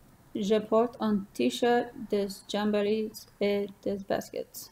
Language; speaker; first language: French; non-native, learner; English